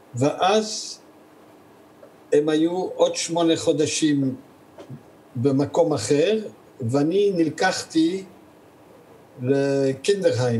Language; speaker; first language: Hebrew; early bilingual, other home language; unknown